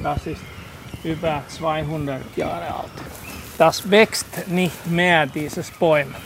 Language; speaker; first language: German; non-native, learner; Finnish